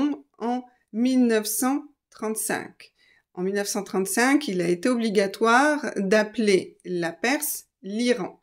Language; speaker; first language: French; native; French